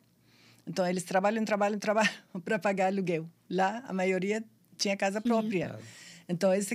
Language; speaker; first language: Portuguese; non-native, fluent; Arabic